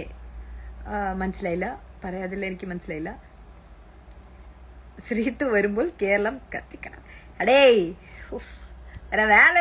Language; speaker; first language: Malayalam; early bilingual, heritage; Malayalam